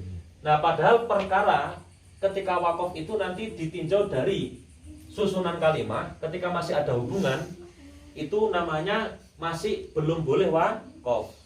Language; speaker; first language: Indonesian; non-native, local second language; Javanese